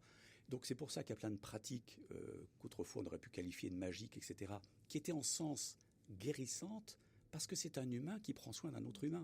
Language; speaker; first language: French; native; French